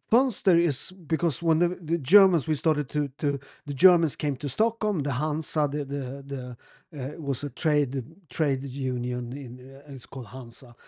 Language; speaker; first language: English; non-native, fluent; Italian